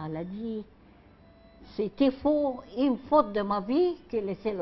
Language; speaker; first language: French; non-native, learner; Arabic